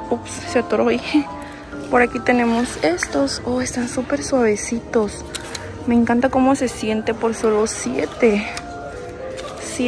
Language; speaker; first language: Spanish; native; Spanish